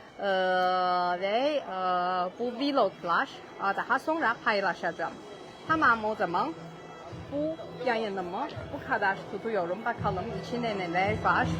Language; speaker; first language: Turkish; non-native, learner; Chinese